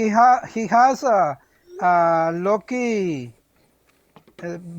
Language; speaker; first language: English; non-native, learner; Spanish